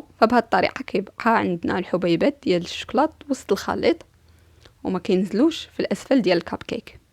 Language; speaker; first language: Arabic; native; Arabic